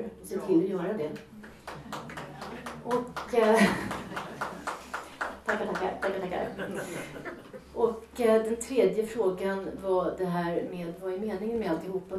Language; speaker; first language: Swedish; native; Swedish